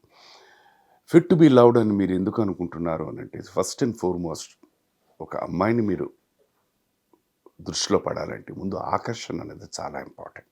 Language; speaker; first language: Telugu; native; Telugu